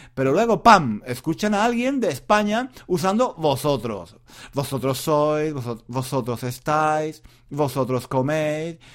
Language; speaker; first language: Spanish; native; Spanish